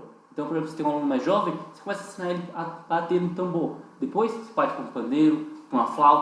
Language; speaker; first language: Portuguese; native; Portuguese